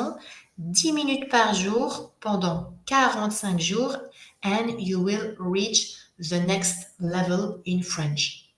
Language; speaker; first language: French; native; French